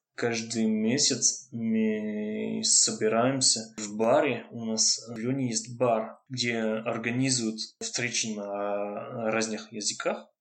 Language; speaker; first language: Russian; non-native, fluent; French